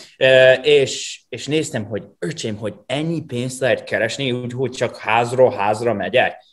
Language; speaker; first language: Hungarian; non-native, fluent; English